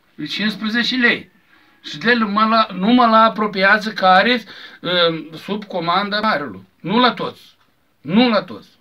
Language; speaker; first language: Romanian; native; Romanian